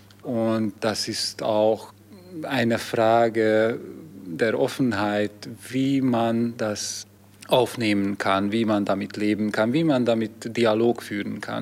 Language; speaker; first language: German; non-native, fluent; Hungarian